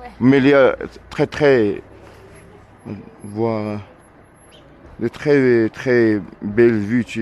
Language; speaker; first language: French; non-native, learner; Arabic